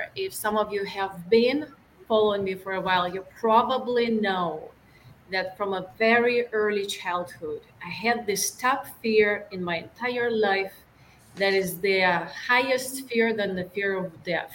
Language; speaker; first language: English; non-native, fluent; Russian